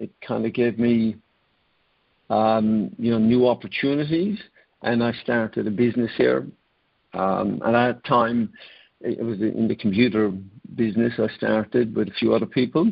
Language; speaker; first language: English; native; English